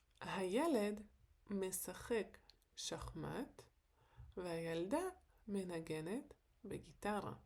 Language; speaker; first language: Hebrew; non-native, fluent; Ukrainian